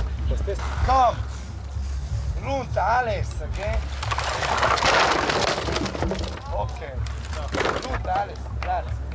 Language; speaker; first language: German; non-native, learner; Italian